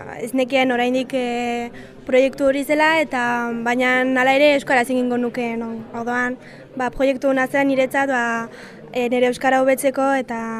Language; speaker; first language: Basque; non-native, local second language; French